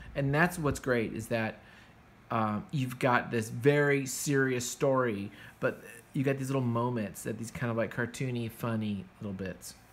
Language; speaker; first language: English; early bilingual, other home language; Spanish